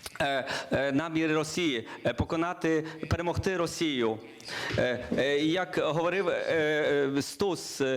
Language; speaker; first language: Ukrainian; non-native, learner; Polish